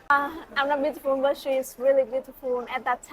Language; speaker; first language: English; non-native, learner; Vietnamese